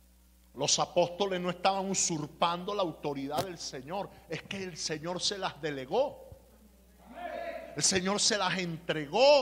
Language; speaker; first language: Spanish; native; Spanish